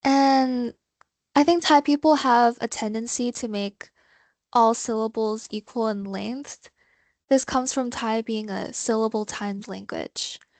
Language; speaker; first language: English; non-native, fluent; Thai